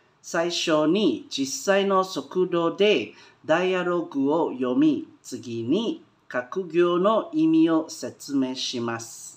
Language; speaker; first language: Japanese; non-native, learner; Malay